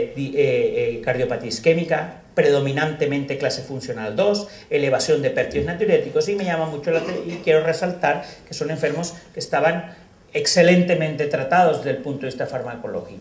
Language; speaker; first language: Spanish; native; Spanish